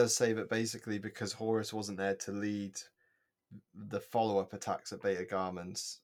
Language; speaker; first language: English; native; English